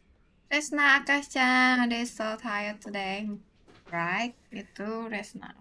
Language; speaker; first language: English; non-native, learner; Vietnamese